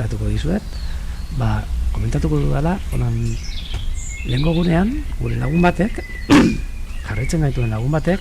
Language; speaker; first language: Basque; native; Basque